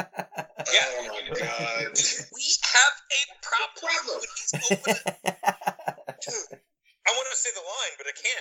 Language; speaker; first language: English; native; English